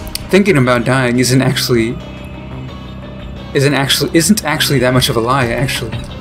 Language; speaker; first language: English; native; English